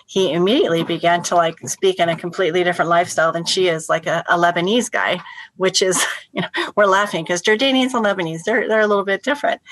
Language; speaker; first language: English; native; English